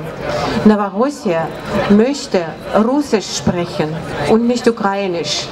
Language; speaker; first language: German; non-native, fluent; Russian